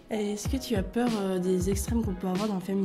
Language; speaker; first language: French; native; French